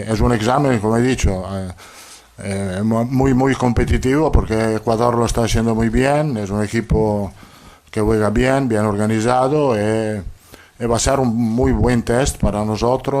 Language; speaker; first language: Spanish; non-native, fluent; Italian